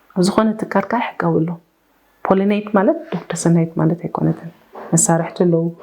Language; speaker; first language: Tigrinya; early bilingual, heritage; Tigrinya